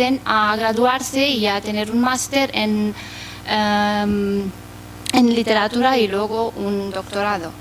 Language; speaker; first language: Spanish; non-native, fluent; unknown